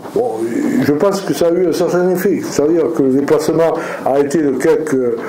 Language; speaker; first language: French; native; French